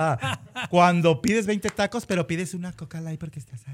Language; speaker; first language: Spanish; native; Spanish